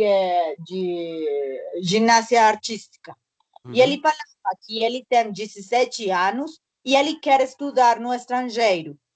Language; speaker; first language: Portuguese; non-native, learner; Spanish